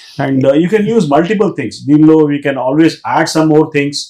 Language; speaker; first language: English; non-native, local second language; Telugu